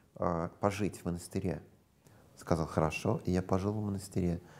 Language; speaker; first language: Russian; non-native, fluent; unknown